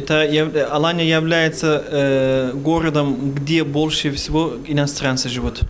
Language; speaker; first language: Russian; non-native, fluent; Turkish